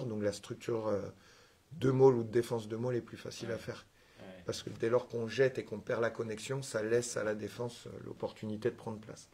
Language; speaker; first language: French; native; French